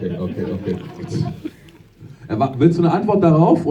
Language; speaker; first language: German; native; German